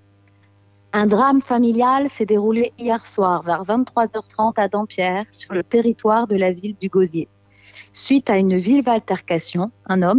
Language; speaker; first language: French; native; French